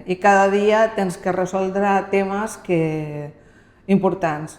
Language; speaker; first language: Catalan; non-native, local second language; Spanish